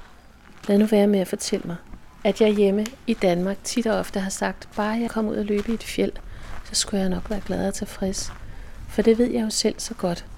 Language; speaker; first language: Danish; native; Danish